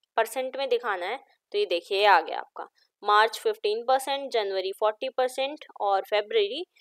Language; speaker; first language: Hindi; native; Hindi